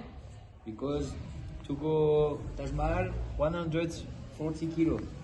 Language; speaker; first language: English; non-native, learner; Dutch